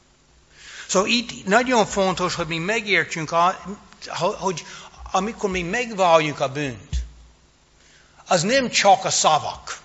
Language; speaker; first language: Hungarian; non-native, fluent; English